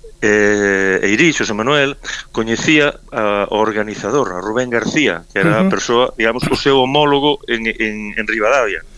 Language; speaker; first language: Galician; native; Galician